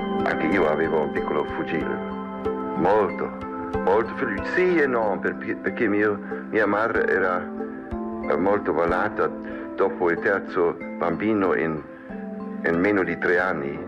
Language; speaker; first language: Italian; non-native, fluent; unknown